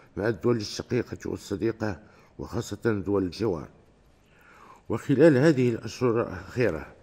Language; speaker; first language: Arabic; native; Arabic